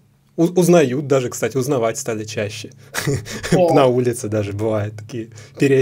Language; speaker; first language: Russian; native; Russian